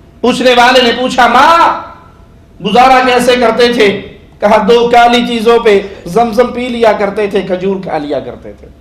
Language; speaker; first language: Urdu; non-native, local second language; Punjabi